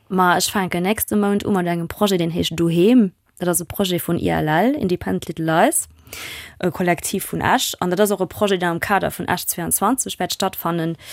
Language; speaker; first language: Luxembourgish; non-native, local second language; German